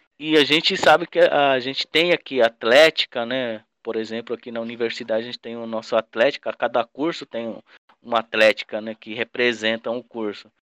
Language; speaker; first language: Portuguese; non-native, local second language; Guarani